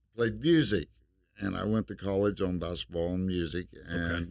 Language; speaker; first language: English; native; English